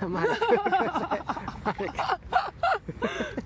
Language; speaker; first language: Japanese; non-native, learner; German